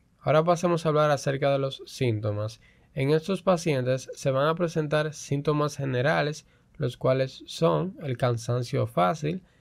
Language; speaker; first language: Spanish; native; Spanish